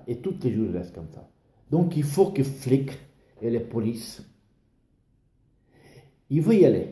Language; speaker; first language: French; non-native, learner; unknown